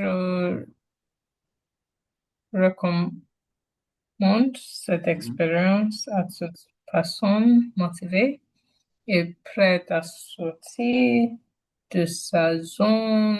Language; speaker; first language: French; non-native, learner; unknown